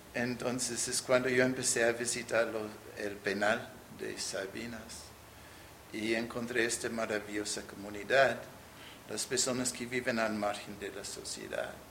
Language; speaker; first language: Spanish; non-native, fluent; English